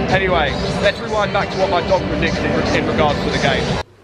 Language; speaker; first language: English; native; English